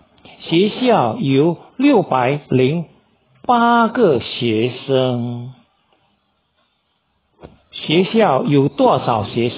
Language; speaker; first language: Chinese; non-native, fluent; Indonesian